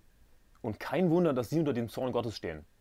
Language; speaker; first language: German; native; German